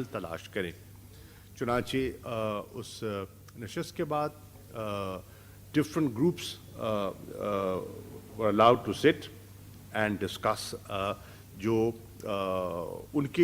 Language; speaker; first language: Urdu; non-native, local second language; Saraiki